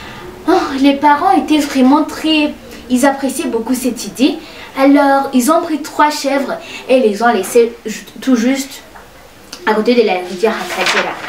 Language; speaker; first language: French; non-native, local second language; Kinyarwanda